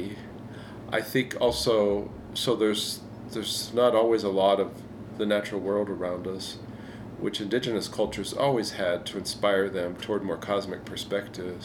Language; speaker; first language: English; native; English